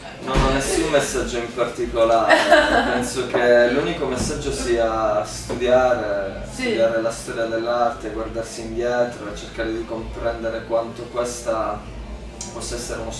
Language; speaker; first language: Italian; native; Italian